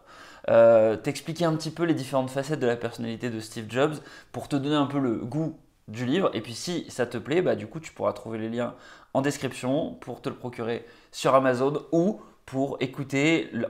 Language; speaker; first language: French; native; French